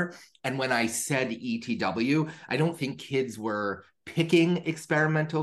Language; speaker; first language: English; native; English